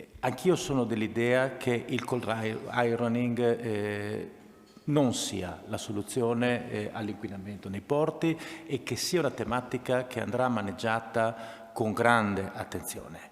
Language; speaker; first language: Italian; native; Italian